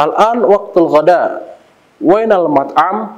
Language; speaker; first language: Arabic; non-native, learner; Indonesian